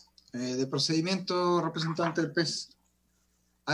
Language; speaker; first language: Spanish; native; Spanish